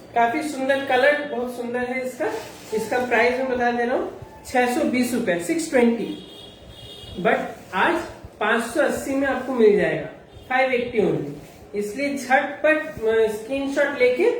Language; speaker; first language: Hindi; non-native, local second language; Bangla